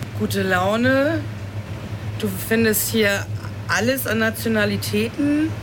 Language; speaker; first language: German; native; German